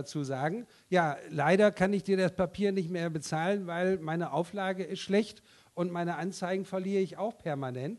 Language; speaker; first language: German; native; German